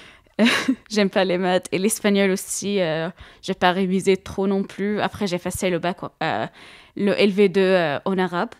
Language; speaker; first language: French; non-native, fluent; Arabic